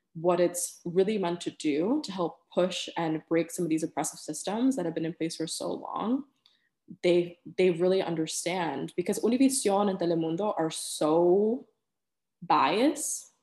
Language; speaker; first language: English; early bilingual, other home language; Spanish